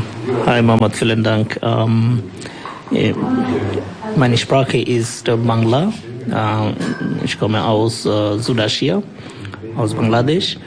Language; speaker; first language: German; non-native, learner; Bangla